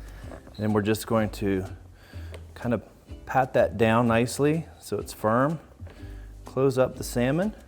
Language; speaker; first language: English; native; English